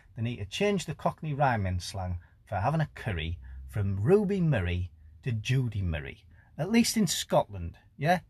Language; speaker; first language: English; native; English